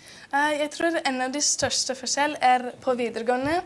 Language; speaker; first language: Norwegian; non-native, fluent; English